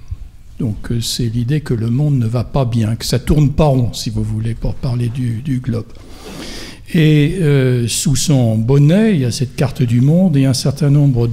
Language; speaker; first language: French; native; French